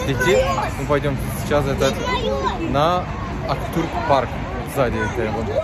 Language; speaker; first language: Russian; non-native, learner; Turkish